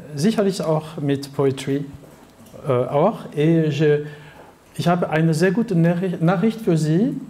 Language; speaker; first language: German; non-native, fluent; French